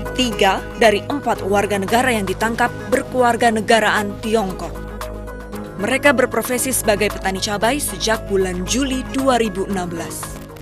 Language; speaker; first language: Indonesian; native; Indonesian